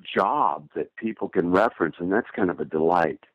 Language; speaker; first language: English; native; English